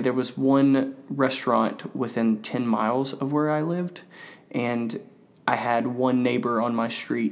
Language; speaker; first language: English; native; English